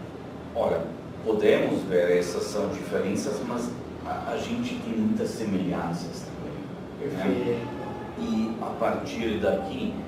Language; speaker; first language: Portuguese; non-native, fluent; Slovenian